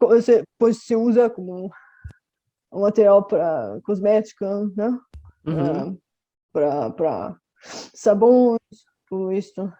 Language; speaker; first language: Portuguese; non-native, fluent; Bulgarian